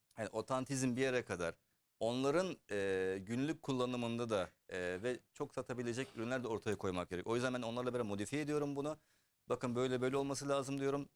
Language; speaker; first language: Turkish; early bilingual, heritage; Turkish